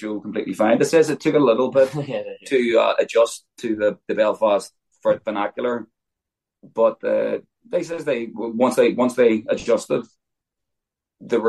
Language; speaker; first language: English; native; English